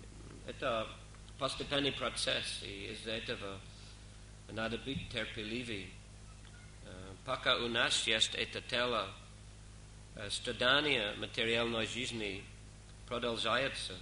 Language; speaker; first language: Russian; non-native, fluent; English